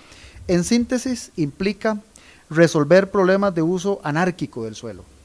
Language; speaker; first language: Spanish; native; Spanish